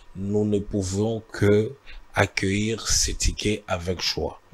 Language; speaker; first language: French; non-native, local second language; Swahili